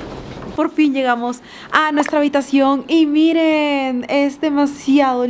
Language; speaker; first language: Spanish; native; Spanish